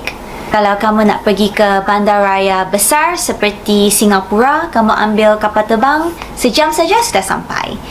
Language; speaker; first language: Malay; non-native, fluent; Japanese